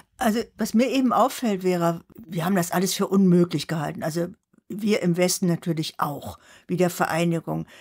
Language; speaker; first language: German; native; German